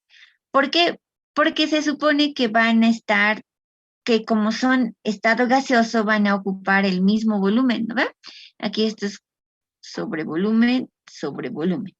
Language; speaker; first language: Spanish; native; Spanish